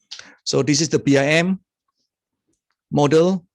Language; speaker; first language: English; non-native, fluent; Indonesian